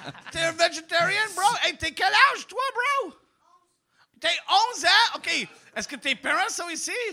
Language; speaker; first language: French; native; French